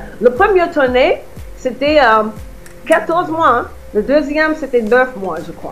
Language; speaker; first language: French; non-native, fluent; English